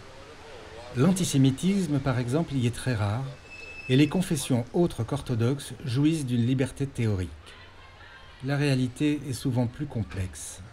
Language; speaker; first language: French; native; French